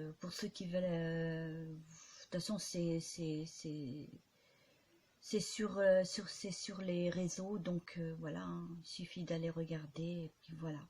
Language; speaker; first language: French; native; French